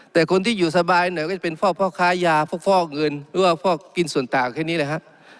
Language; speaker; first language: Thai; non-native, local second language; Malay